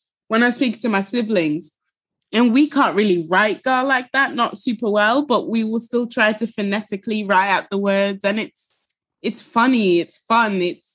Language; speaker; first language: English; early bilingual, other home language; Ga